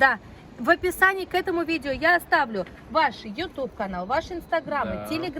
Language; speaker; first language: Russian; native; Russian